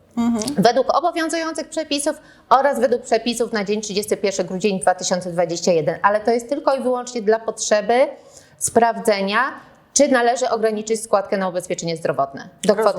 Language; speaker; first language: Polish; native; Polish